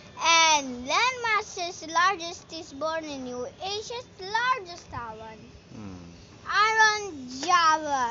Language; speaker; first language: English; non-native, learner; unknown